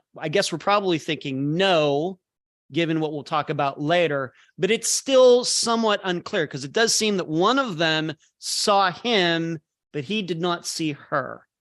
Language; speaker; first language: English; native; English